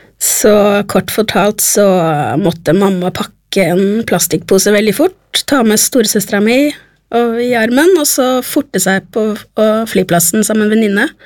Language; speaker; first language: Norwegian; early bilingual, other home language; Spanish